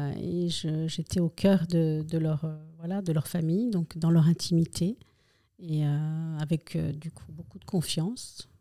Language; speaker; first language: French; early bilingual, other home language; Spanish